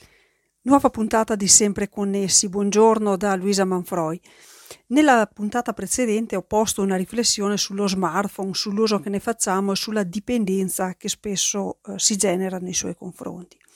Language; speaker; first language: Italian; native; Italian